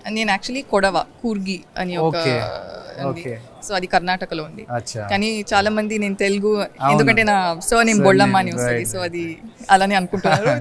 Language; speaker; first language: Telugu; non-native, local second language; Kodava